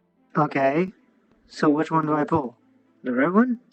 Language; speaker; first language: English; native; English